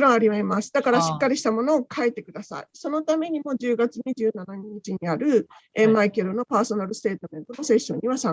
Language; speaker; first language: Japanese; native; Japanese